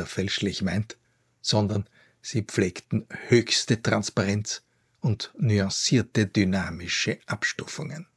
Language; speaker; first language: German; native; German